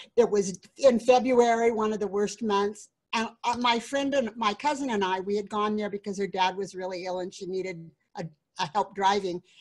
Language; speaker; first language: English; native; English